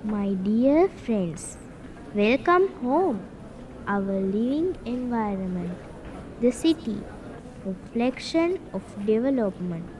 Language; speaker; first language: English; non-native, local second language; Sinhala